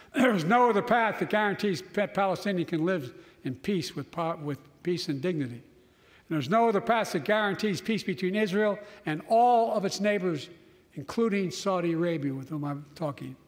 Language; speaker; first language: English; native; English